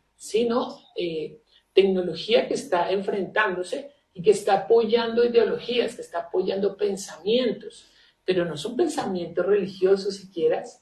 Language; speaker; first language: Spanish; native; Spanish